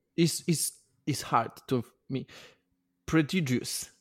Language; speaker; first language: English; non-native, learner; Polish